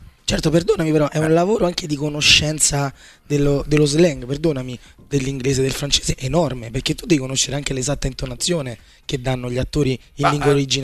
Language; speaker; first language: Italian; native; Italian